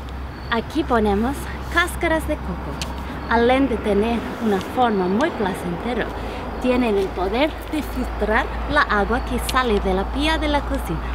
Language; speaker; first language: Spanish; non-native, learner; English